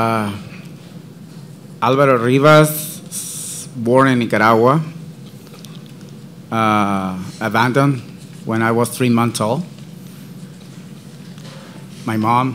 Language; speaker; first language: English; non-native, learner; Spanish